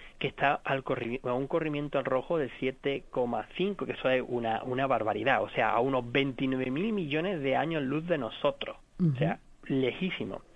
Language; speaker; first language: Spanish; native; Spanish